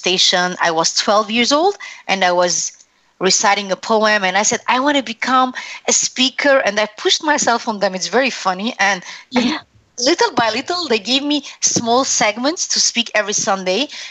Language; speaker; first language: English; non-native, fluent; Arabic